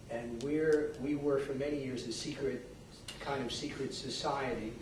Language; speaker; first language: English; native; English